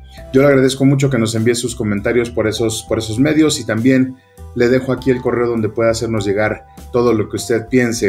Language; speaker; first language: Spanish; native; Spanish